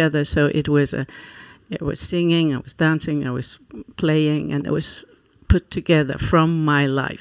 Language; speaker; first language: English; non-native, fluent; Faroese